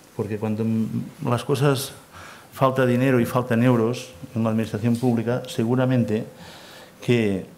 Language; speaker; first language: Spanish; non-native, local second language; Catalan